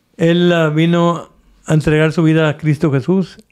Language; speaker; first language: Spanish; native; Spanish